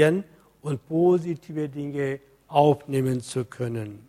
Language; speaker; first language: German; non-native, fluent; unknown